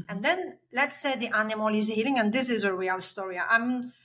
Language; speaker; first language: English; non-native, fluent; French